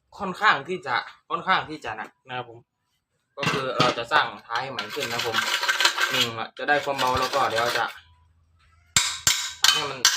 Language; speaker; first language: Thai; native; Thai